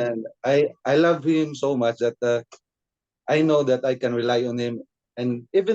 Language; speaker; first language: English; non-native, learner; Cebuano